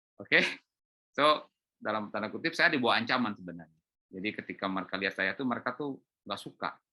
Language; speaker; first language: Indonesian; native; Indonesian